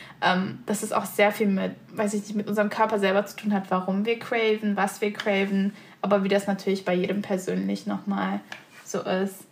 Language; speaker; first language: German; early bilingual, other home language; Turkish